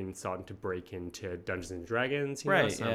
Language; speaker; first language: English; native; English